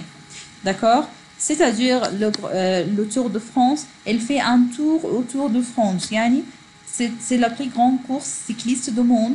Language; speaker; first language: French; non-native, fluent; Arabic